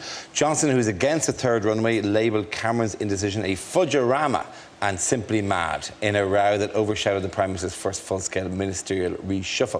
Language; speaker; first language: English; native; English